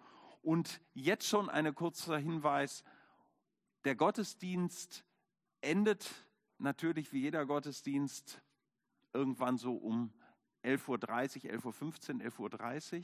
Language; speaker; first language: German; native; German